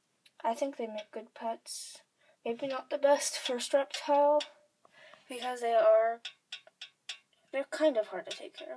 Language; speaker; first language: English; native; English